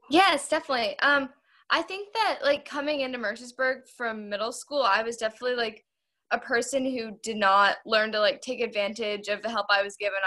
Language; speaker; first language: English; native; English